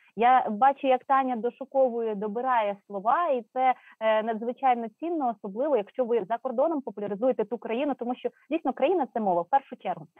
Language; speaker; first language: Ukrainian; native; Ukrainian